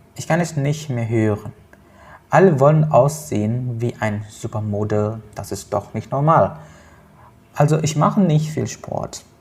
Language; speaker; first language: German; non-native, fluent; Indonesian